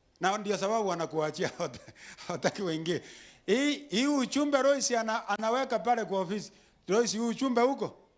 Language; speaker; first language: Swahili; non-native, local second language; Gusii